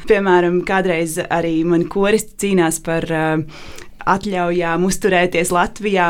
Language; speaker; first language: Latvian; native; Latvian